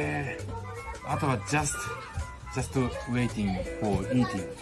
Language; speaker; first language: English; non-native, learner; Japanese